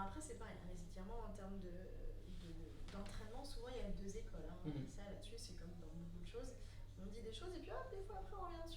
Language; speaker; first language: French; native; French